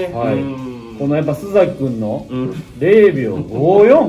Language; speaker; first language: Japanese; native; Japanese